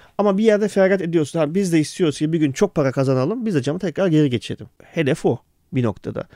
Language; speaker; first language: Turkish; early bilingual, heritage; Turkish